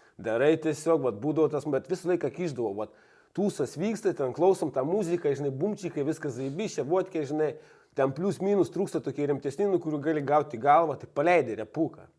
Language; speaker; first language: Lithuanian; native; Lithuanian